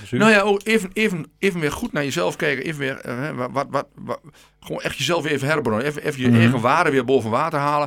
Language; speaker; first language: Dutch; native; Dutch